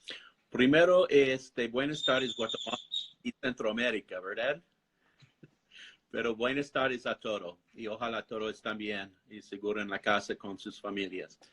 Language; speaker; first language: Spanish; non-native, fluent; English